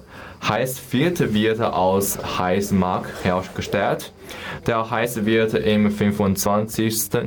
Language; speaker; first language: German; non-native, learner; Chinese